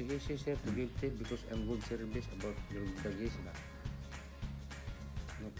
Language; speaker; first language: English; non-native, learner; Cebuano